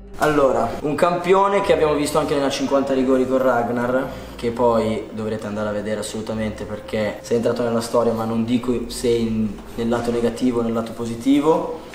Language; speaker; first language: Italian; native; Italian